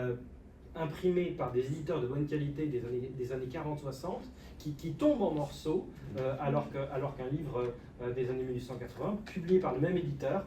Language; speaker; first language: French; native; French